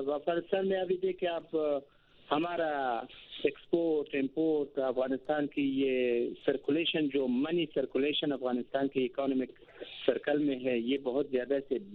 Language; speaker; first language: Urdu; non-native, fluent; Pashto